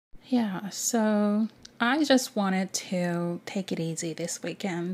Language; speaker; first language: English; non-native, fluent; Japanese